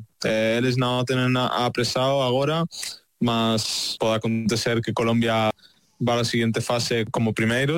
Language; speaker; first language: Portuguese; non-native, fluent; Spanish